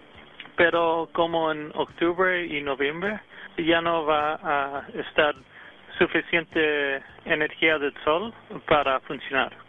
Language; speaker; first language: Spanish; early bilingual, heritage; English